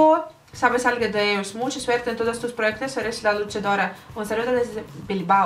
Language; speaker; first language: Spanish; non-native, learner; Russian